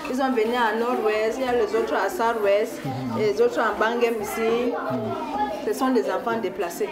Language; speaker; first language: French; non-native, local second language; English